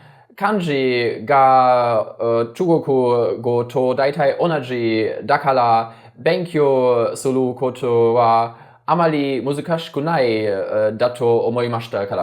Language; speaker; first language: Japanese; non-native, learner; German